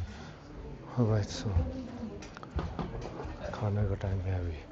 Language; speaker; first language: Hindi; non-native, local second language; Tibetan